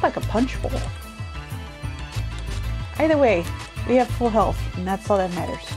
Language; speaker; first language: English; native; English